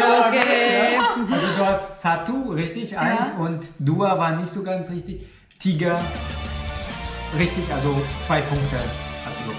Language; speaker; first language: German; non-native, fluent; Indonesian